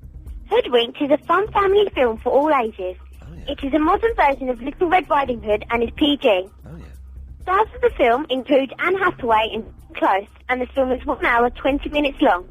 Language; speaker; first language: English; native; English